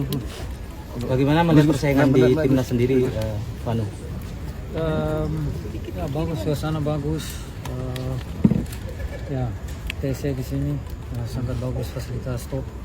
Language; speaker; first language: Indonesian; non-native, fluent; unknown